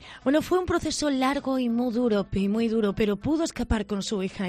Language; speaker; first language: Spanish; native; Spanish